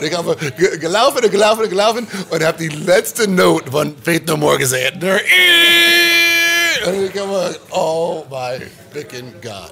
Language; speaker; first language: German; non-native, learner; English